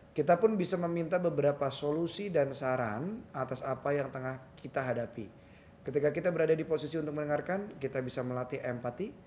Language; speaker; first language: Indonesian; native; Indonesian